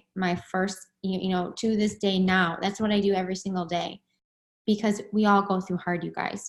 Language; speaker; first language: English; native; English